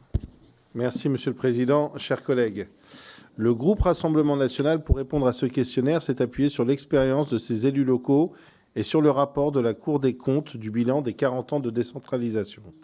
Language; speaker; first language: French; native; French